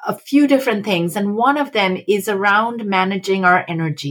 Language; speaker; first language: English; non-native, local second language; Hindi